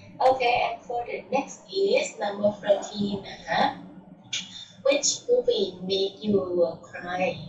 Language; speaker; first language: English; non-native, learner; Thai